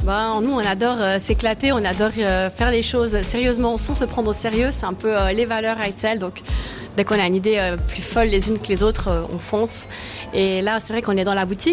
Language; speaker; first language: French; native; French